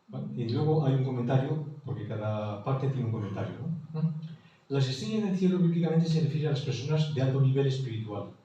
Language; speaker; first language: Spanish; native; Spanish